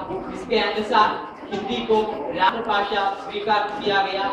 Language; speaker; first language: Hindi; non-native, local second language; Malayalam